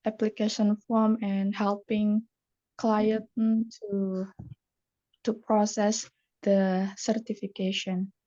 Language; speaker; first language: English; non-native, learner; Indonesian